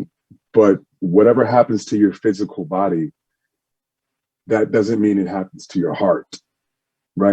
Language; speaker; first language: English; native; English